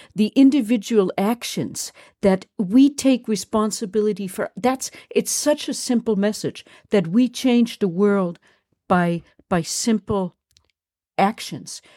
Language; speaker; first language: English; non-native, fluent; German